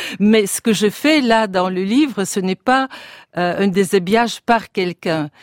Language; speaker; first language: French; non-native, fluent; Bulgarian